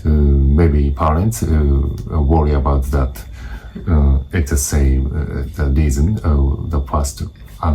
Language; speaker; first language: English; non-native, learner; Japanese